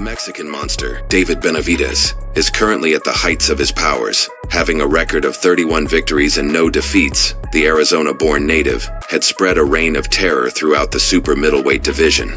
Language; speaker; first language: English; native; English